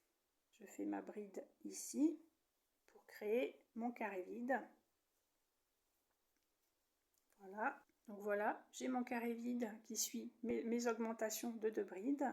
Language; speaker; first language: French; native; French